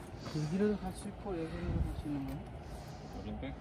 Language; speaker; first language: Korean; non-native, learner; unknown